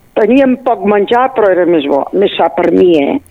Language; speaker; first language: Catalan; native; Catalan